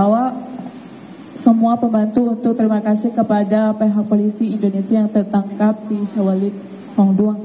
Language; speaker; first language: Indonesian; non-native, learner; Thai